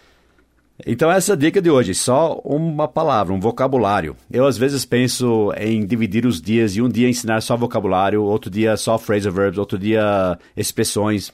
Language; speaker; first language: Portuguese; non-native, fluent; English